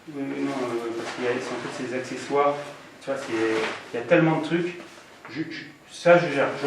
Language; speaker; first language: French; native; French